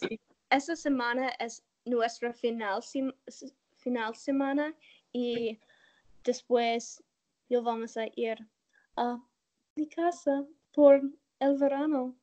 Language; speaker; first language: Spanish; non-native, learner; English